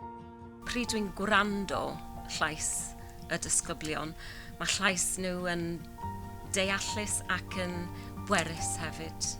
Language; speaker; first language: Welsh; non-native, learner; English